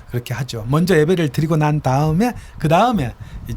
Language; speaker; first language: Korean; native; Korean